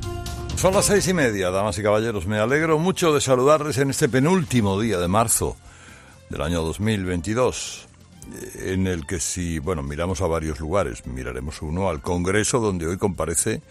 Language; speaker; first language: Spanish; native; Spanish